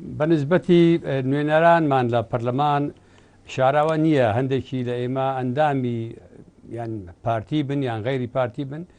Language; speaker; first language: Central Kurdish; non-native, local second language; Assyrian Neo-Aramaic